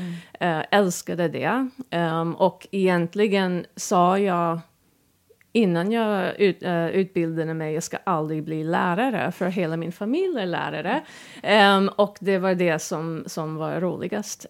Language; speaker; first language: Swedish; non-native, fluent; English